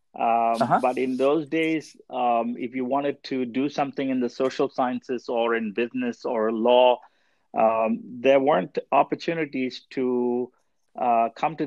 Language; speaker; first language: English; non-native, local second language; Tamil